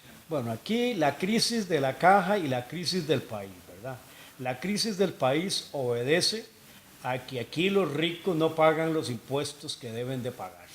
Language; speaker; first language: Spanish; native; Spanish